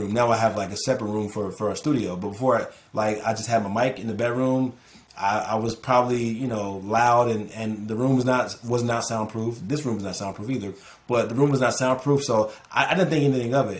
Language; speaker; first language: English; native; English